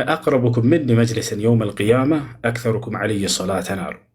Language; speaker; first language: Arabic; non-native, fluent; Amharic